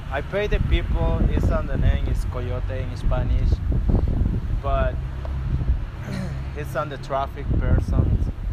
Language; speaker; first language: English; non-native, learner; Spanish